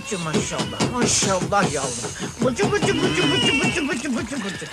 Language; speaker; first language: Turkish; native; Turkish